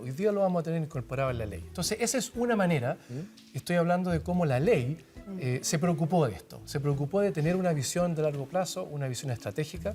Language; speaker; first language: Spanish; native; Spanish